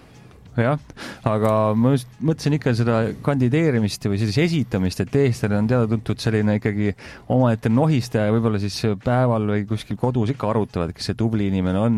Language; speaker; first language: Estonian; native; Estonian